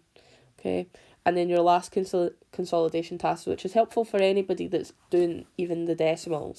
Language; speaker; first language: English; native; English